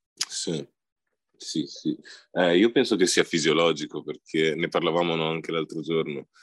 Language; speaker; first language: Italian; early bilingual, other home language; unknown